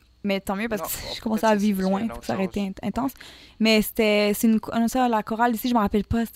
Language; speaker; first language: French; native; French